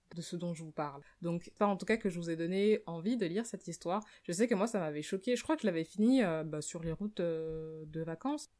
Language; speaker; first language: French; native; French